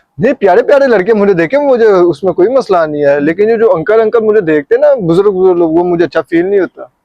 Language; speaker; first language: Urdu; non-native, local second language; Punjabi